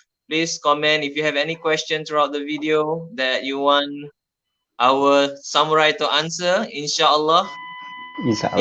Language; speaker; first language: English; non-native, fluent; Malay